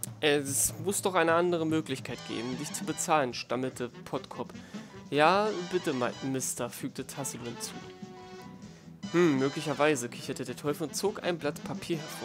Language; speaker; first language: German; native; German